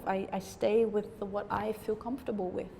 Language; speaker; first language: English; non-native, fluent; Dutch